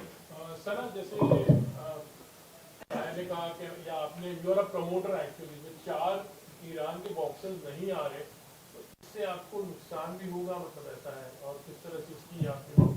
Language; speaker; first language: Hindi; native; Hindi